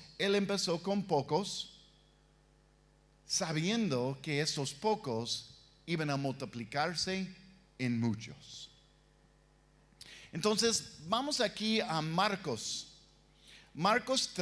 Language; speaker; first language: Spanish; non-native, fluent; English